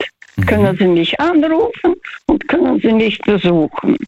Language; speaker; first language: German; non-native, fluent; Russian